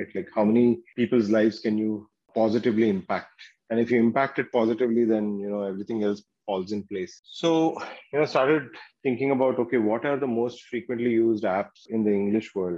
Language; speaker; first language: English; non-native, local second language; Kannada